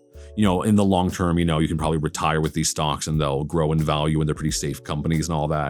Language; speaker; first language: English; native; English